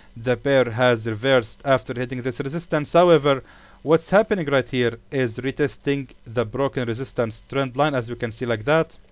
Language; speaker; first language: English; non-native, fluent; Arabic